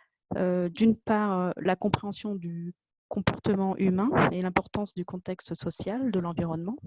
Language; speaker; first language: French; native; French